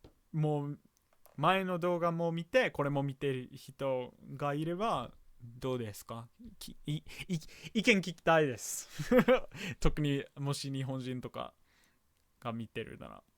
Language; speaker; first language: Japanese; non-native, fluent; English